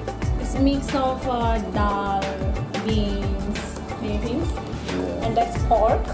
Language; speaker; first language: English; non-native, local second language; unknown